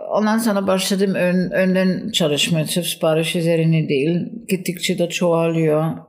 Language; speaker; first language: Turkish; non-native, fluent; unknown